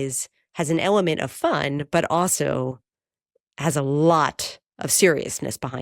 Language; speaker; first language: English; native; English